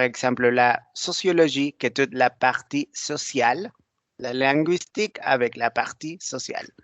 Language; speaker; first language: French; non-native, learner; Spanish